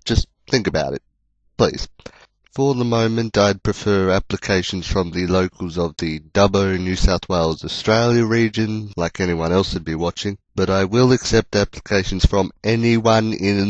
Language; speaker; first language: English; native; English